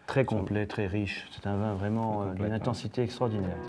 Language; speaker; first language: French; native; French